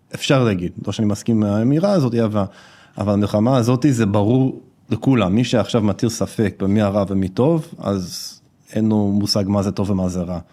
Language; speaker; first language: Hebrew; non-native, fluent; English